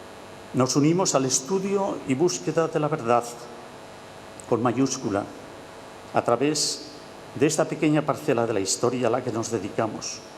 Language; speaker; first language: Spanish; native; Spanish